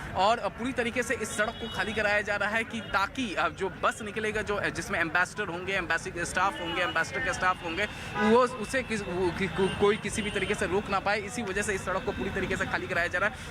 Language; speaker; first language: Hindi; native; Hindi